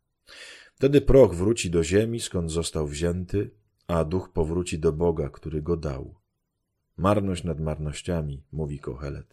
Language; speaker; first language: Polish; native; Polish